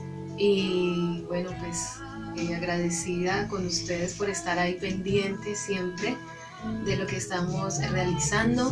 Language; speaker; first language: Spanish; native; Spanish